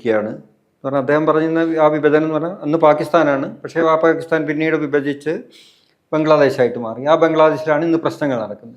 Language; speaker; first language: Malayalam; native; Malayalam